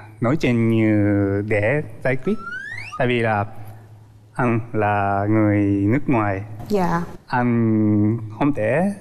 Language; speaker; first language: Vietnamese; non-native, learner; Japanese